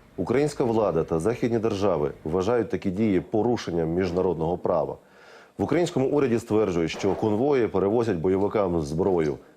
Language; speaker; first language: Ukrainian; native; Ukrainian